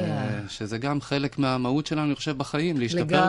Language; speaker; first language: Hebrew; native; Hebrew